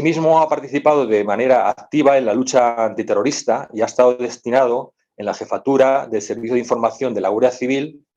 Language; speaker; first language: Spanish; native; Spanish